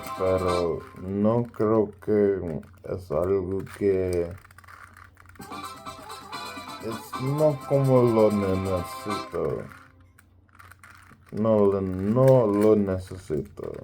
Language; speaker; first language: Spanish; non-native, learner; English